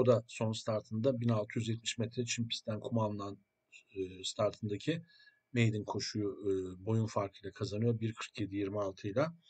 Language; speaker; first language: Turkish; native; Turkish